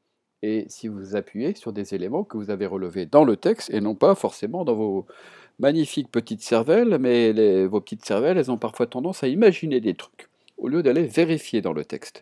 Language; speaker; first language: French; native; French